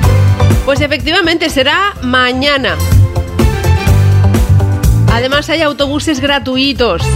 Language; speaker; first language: Spanish; native; Spanish